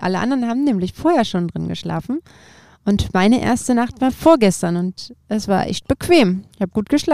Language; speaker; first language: German; native; German